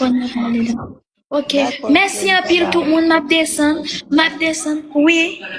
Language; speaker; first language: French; non-native, learner; Haitian Creole